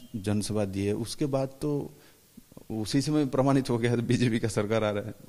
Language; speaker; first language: Hindi; non-native, local second language; Bangla